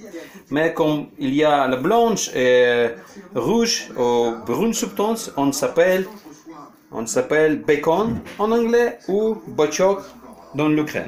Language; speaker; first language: French; non-native, learner; Ukrainian